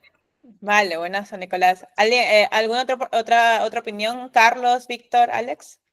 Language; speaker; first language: Spanish; native; Spanish